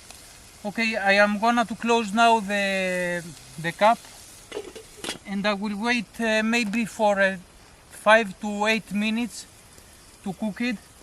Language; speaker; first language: English; non-native, learner; Greek